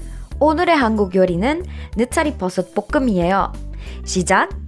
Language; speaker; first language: Korean; non-native, fluent; Spanish